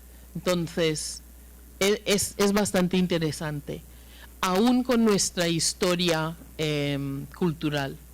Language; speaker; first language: Spanish; non-native, fluent; English